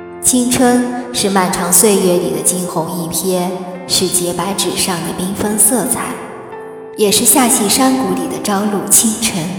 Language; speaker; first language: Chinese; native; Chinese